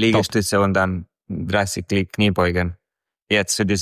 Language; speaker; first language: German; non-native, fluent; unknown